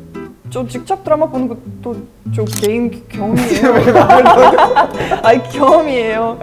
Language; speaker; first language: Korean; non-native, fluent; Russian